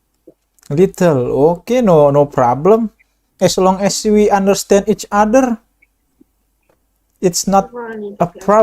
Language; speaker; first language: English; non-native, learner; Indonesian